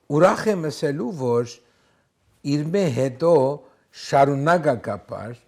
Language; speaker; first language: Armenian; early bilingual, heritage; Armenian